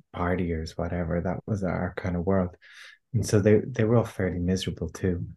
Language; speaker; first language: English; native; English